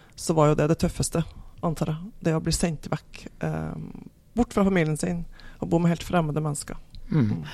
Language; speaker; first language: Norwegian; native; Norwegian